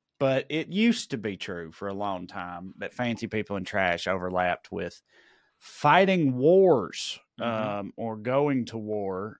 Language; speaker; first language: English; native; English